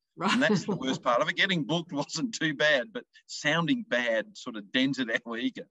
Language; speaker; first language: English; native; English